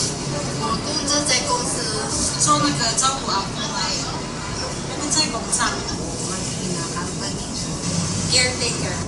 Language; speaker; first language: Chinese; non-native, learner; Indonesian